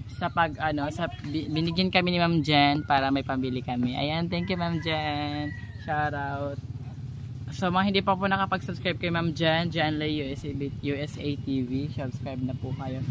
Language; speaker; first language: Filipino; native; Filipino